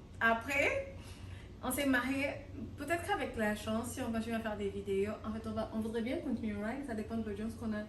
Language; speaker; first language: French; non-native, local second language; Lingala